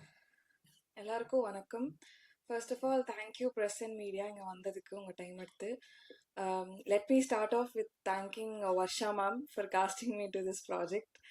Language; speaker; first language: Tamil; non-native, learner; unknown